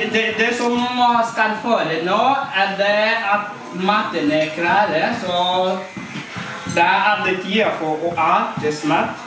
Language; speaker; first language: Norwegian; non-native, fluent; Kinyarwanda